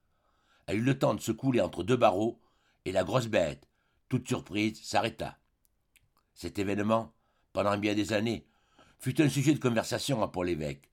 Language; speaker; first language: French; native; French